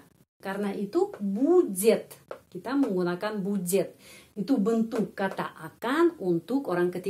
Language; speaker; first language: Indonesian; non-native, fluent; Russian